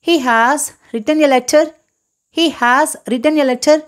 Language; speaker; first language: English; non-native, local second language; Tamil